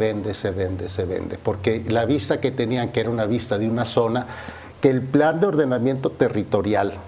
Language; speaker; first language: Spanish; native; Spanish